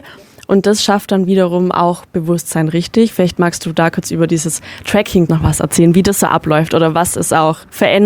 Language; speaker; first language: German; native; German